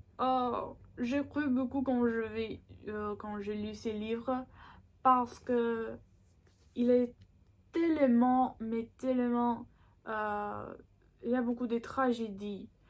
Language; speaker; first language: French; non-native, learner; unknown